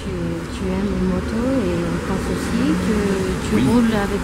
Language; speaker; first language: French; non-native, fluent; Armenian